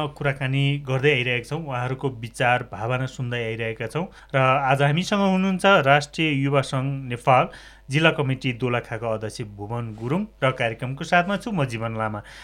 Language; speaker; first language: Nepali; native; Nepali